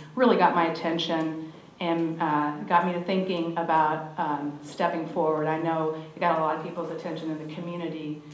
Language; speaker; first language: English; native; English